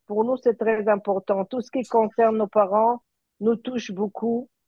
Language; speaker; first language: French; early bilingual, heritage; French